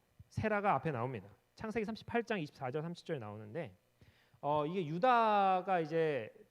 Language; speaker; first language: Korean; native; Korean